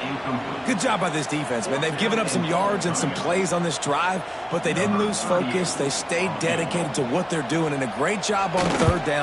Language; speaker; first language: English; native; English